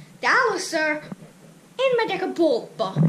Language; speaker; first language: Hungarian; early bilingual, heritage; Hungarian